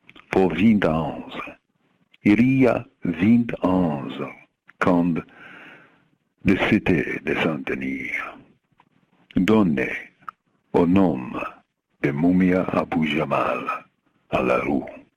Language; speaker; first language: French; non-native, learner; English